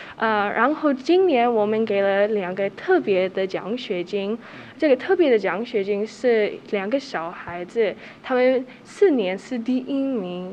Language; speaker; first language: Chinese; early bilingual, heritage; Chinese